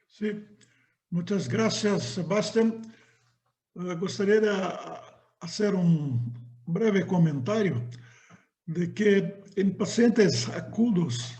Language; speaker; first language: Spanish; non-native, fluent; Portuguese